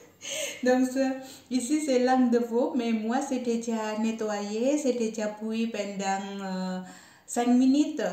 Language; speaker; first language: French; non-native, learner; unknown